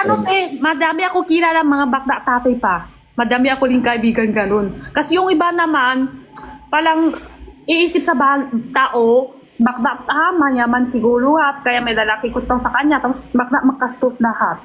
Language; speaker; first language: Filipino; non-native, local second language; Cebuano